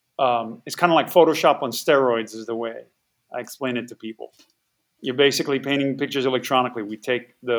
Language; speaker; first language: English; native; English